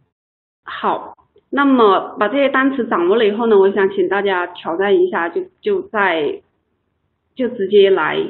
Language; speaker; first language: Chinese; native; Chinese